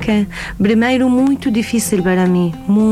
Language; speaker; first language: Portuguese; non-native, learner; Arabic